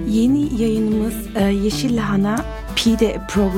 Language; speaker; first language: Turkish; early bilingual, other home language; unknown